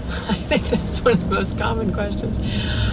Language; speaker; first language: English; native; English